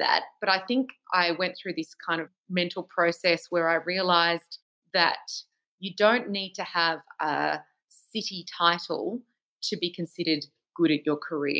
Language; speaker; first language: English; native; English